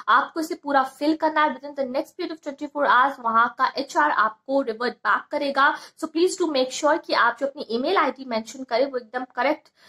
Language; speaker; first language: Hindi; native; Hindi